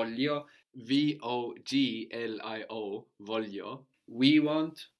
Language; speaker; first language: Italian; non-native, fluent; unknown